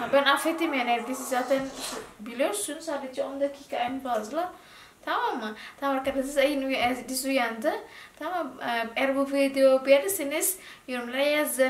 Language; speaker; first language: Turkish; non-native, learner; Indonesian